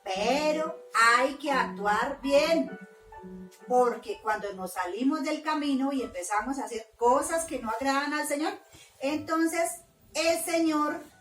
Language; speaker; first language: Spanish; native; Spanish